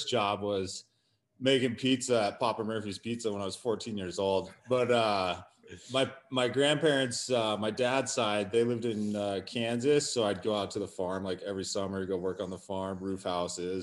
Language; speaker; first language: English; native; English